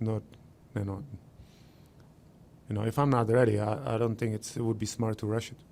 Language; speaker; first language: English; non-native, fluent; Czech